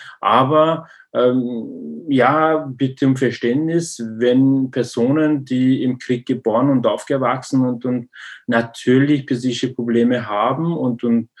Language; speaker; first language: German; non-native, learner; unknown